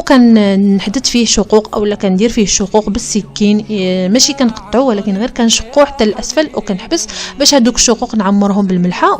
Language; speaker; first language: Arabic; native; Arabic